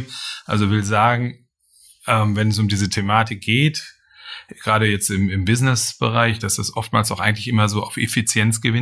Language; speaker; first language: German; native; German